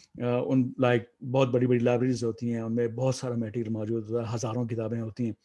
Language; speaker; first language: Urdu; non-native, local second language; Saraiki